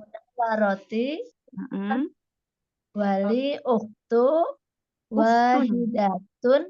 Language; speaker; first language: Arabic; non-native, learner; Indonesian